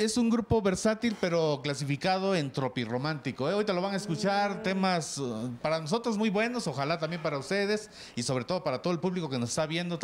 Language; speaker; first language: Spanish; native; Spanish